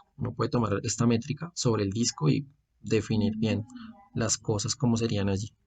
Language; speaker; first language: Spanish; native; Spanish